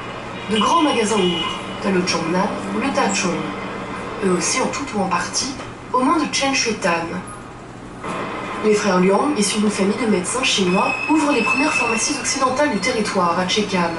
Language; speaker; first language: French; native; French